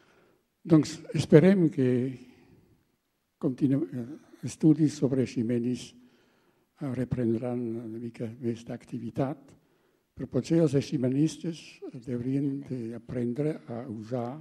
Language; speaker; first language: Catalan; non-native, fluent; German